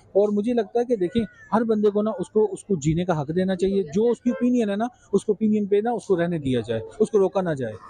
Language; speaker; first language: Urdu; non-native, local second language; Kashmiri